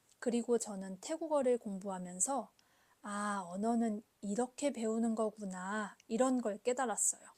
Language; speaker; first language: Korean; native; Korean